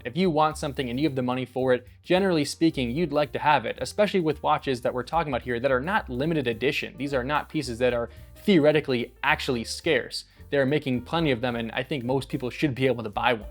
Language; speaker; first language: English; native; English